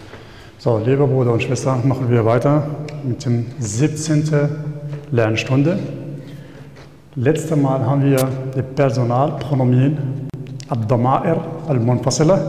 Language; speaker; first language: German; non-native, fluent; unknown